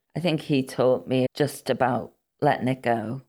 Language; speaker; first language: English; non-native, local second language; Welsh